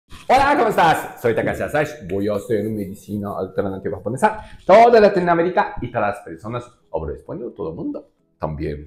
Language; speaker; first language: Spanish; non-native, learner; Japanese